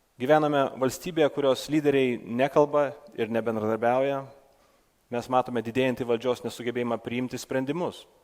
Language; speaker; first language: Lithuanian; native; Lithuanian